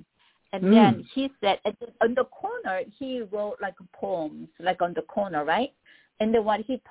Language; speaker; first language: English; non-native, fluent; Korean